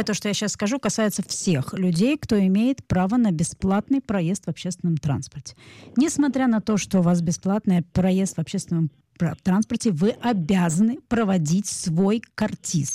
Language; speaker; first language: Russian; native; Russian